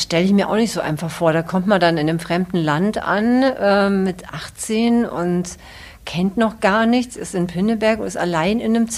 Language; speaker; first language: German; native; German